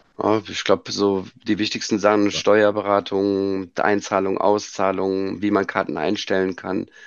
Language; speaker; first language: German; native; German